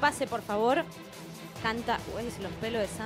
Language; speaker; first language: Spanish; native; Spanish